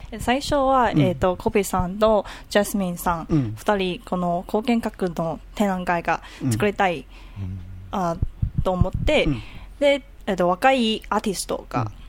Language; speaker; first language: Japanese; non-native, learner; Cantonese